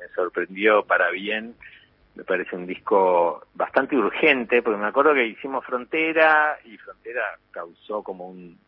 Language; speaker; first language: Spanish; native; Spanish